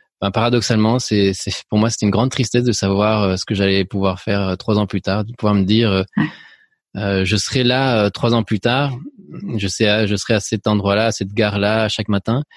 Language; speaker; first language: French; early bilingual, other home language; Spanish